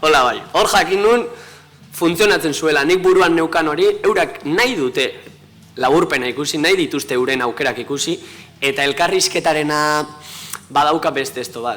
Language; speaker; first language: Basque; native; Basque